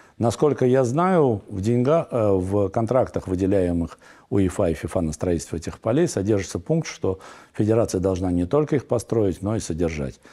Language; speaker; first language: Russian; non-native, local second language; Armenian